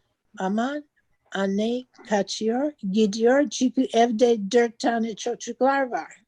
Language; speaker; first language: Turkish; non-native, learner; English